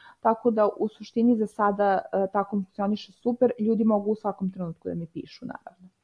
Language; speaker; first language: Serbian; native; Serbian